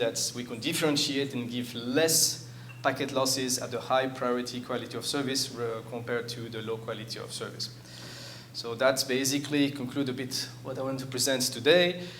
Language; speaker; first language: English; non-native, fluent; French